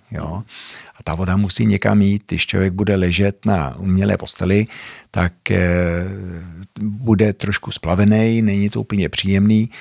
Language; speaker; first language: Czech; early bilingual, heritage; Czech